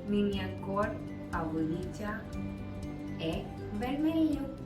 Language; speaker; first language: Portuguese; non-native, learner; Hindi